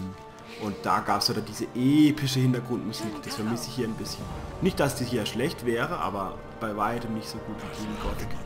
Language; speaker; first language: German; native; German